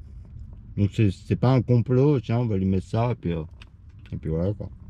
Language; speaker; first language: French; native; French